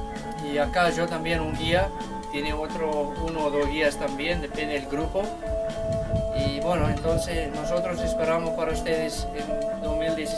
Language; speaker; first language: Spanish; non-native, learner; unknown